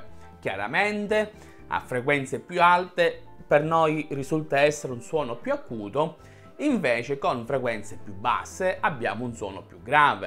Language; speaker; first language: Italian; native; Italian